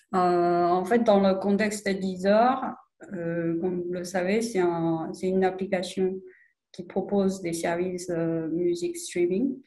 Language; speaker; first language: French; non-native, fluent; Chinese